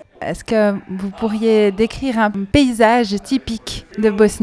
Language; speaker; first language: French; native; French